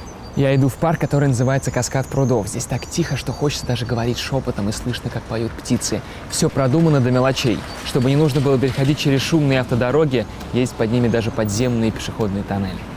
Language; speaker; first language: Russian; native; Russian